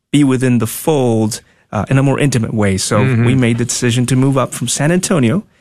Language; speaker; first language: English; non-native, fluent; Spanish